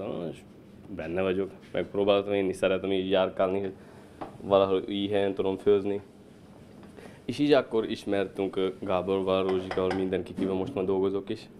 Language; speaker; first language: Hungarian; non-native, learner; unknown